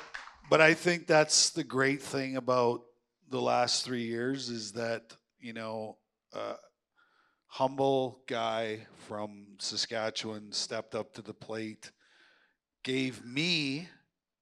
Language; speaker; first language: English; native; English